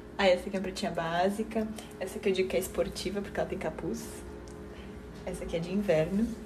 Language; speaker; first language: Portuguese; native; Portuguese